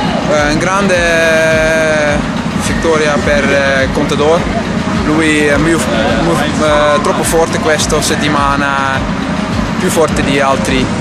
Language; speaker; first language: Italian; non-native, learner; Dutch